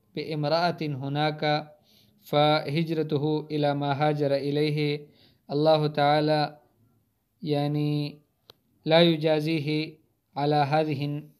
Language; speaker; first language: Arabic; non-native, fluent; Hindi